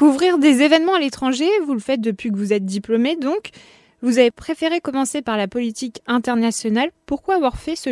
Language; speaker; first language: French; native; French